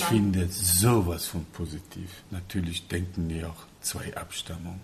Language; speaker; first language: German; non-native, learner; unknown